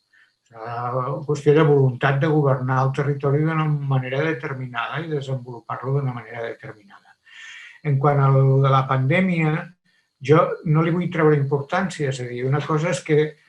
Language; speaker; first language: Catalan; native; Catalan